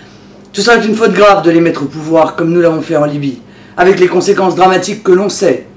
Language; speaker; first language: French; native; French